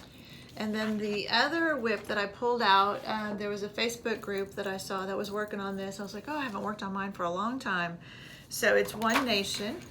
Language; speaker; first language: English; native; English